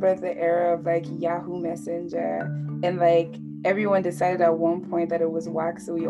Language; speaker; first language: English; non-native, local second language; Akan